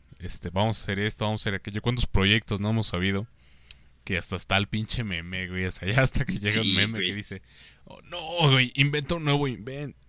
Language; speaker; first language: Spanish; native; Spanish